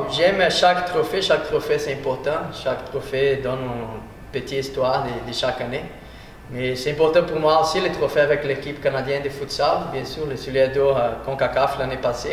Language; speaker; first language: French; non-native, fluent; Portuguese